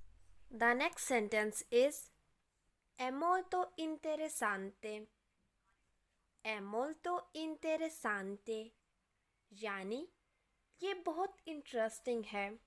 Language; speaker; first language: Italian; non-native, fluent; Urdu